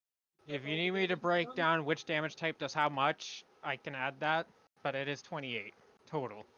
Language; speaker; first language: English; native; English